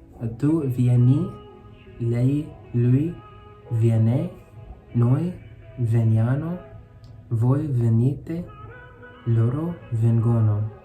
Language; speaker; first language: Italian; non-native, learner; English